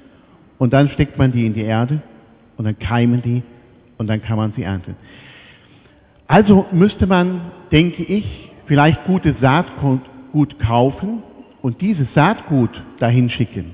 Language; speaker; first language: German; native; German